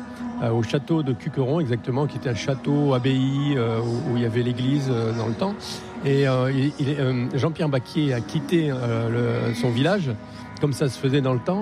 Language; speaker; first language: French; native; French